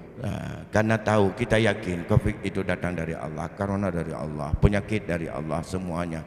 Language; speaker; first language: Malay; non-native, local second language; Achinese